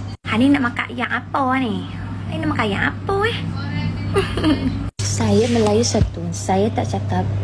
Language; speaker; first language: Malay; native; Malay